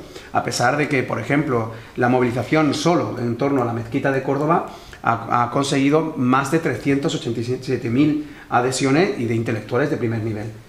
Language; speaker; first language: Spanish; native; Spanish